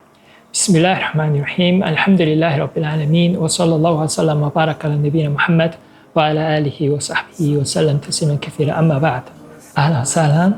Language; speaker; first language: Arabic; non-native, fluent; Korean